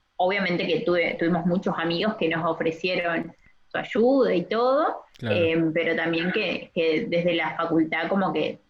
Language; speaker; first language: Spanish; native; Spanish